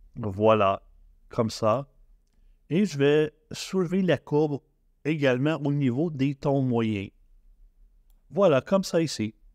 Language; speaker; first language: French; native; French